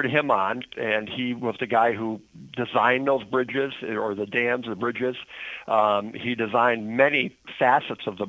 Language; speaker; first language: English; native; English